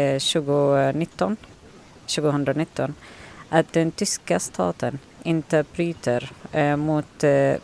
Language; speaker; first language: Swedish; non-native, learner; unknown